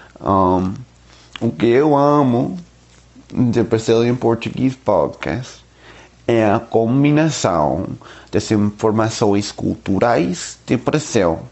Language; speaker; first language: Portuguese; non-native, learner; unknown